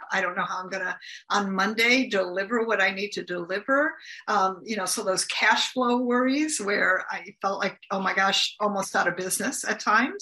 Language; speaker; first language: English; native; English